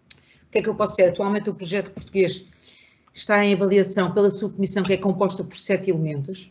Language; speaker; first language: Portuguese; native; Portuguese